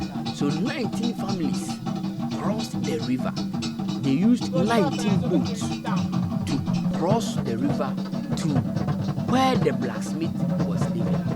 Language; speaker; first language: English; non-native, local second language; Akan